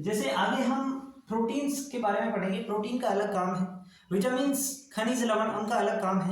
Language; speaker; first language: Hindi; native; Hindi